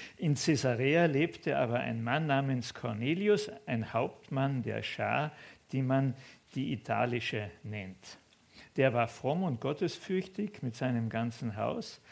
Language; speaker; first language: German; native; German